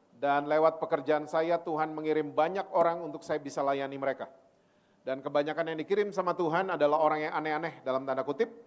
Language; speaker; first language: Indonesian; native; Indonesian